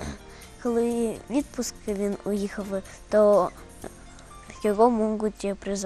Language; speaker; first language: Ukrainian; non-native, local second language; Russian